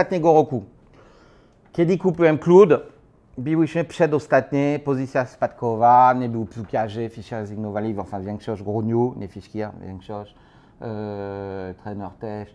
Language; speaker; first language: Polish; non-native, learner; French